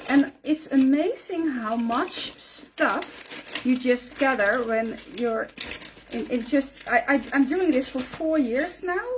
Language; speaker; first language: English; non-native, fluent; Dutch